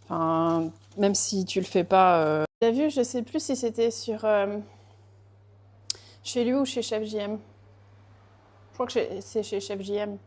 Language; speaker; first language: French; native; French